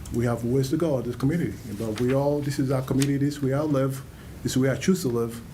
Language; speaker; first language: English; early bilingual, other home language; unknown